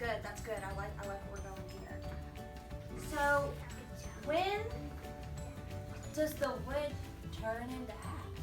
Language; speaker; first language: English; native; English